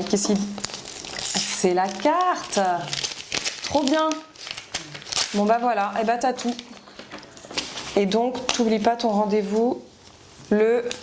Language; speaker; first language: French; native; French